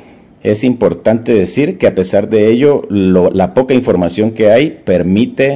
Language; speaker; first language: Spanish; native; Spanish